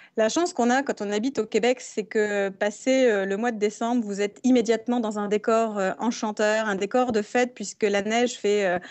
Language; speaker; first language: French; native; French